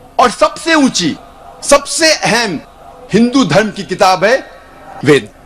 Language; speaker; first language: Urdu; non-native, local second language; Konkani